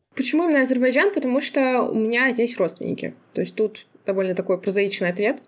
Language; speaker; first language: Russian; non-native, local second language; Azerbaijani